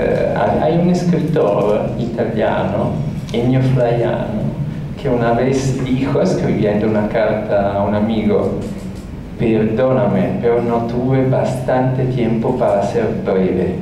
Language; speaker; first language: Spanish; non-native, fluent; Italian